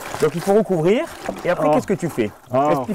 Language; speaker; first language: French; native; French